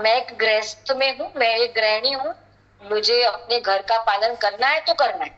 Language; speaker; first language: Hindi; native; Hindi